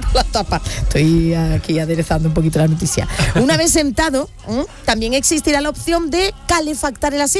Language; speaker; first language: Spanish; native; Spanish